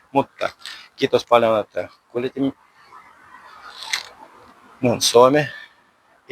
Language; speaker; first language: Finnish; non-native, learner; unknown